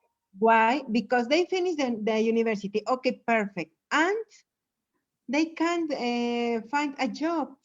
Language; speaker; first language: English; non-native, learner; Spanish